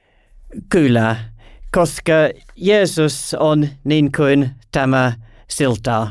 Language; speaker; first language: Finnish; non-native, learner; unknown